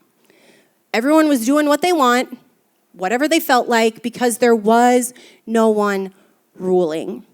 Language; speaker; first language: English; native; English